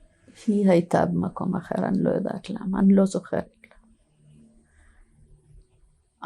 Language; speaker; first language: Hebrew; non-native, fluent; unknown